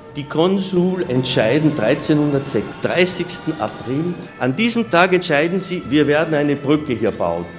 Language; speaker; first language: German; native; German